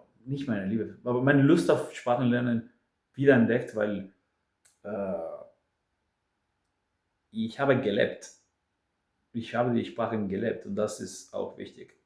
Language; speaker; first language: German; non-native, fluent; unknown